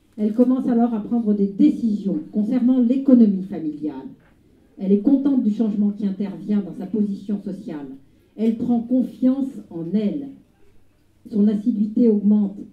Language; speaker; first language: French; native; French